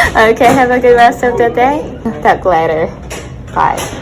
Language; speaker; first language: English; non-native, fluent; Korean